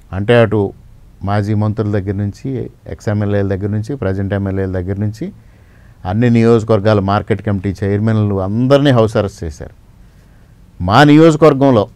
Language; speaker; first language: Telugu; native; Telugu